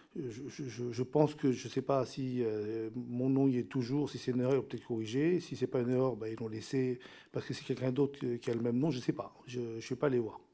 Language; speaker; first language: French; non-native, local second language; Min Nan Chinese